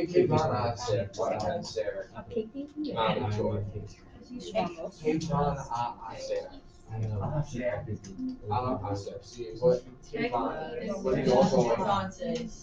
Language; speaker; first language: Spanish; non-native, fluent; English